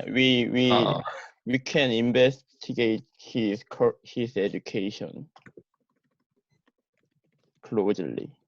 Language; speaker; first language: English; non-native, learner; Korean